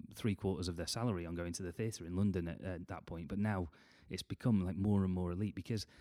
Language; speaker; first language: English; native; English